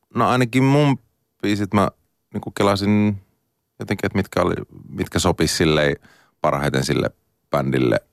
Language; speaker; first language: Finnish; native; Finnish